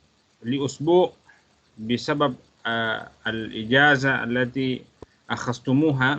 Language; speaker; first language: Arabic; non-native, fluent; Malay